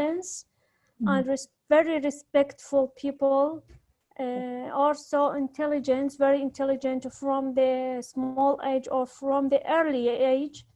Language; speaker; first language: English; non-native, learner; Arabic